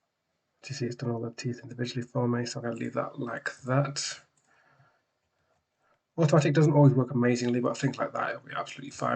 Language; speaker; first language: English; native; English